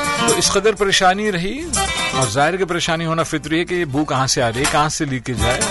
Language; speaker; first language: Urdu; native; Urdu